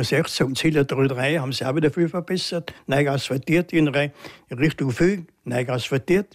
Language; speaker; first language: German; native; German